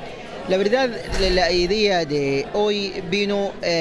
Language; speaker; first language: Spanish; non-native, fluent; Arabic